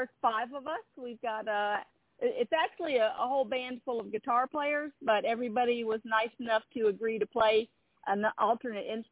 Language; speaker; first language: English; native; English